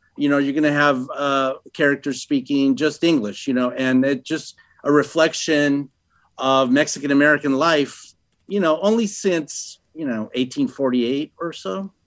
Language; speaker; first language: English; early bilingual, other home language; Spanish